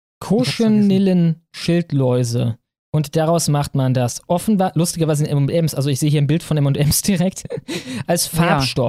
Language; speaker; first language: German; native; German